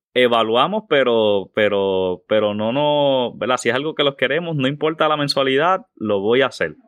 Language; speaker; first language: Spanish; native; Spanish